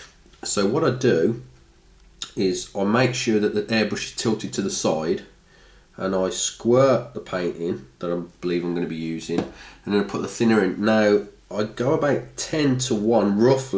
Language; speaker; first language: English; native; English